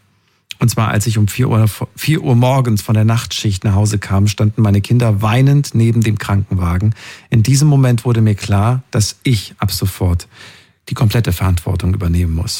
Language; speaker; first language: German; native; German